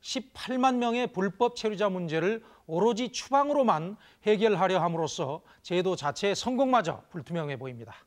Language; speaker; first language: Korean; native; Korean